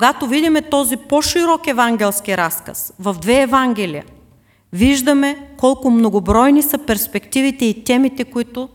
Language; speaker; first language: Bulgarian; native; Bulgarian